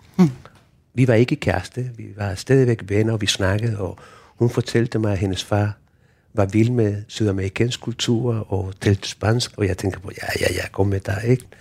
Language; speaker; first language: Danish; non-native, fluent; Spanish